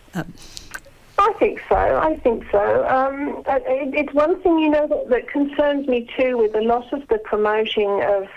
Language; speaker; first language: English; native; English